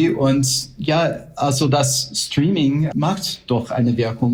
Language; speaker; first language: German; non-native, fluent; English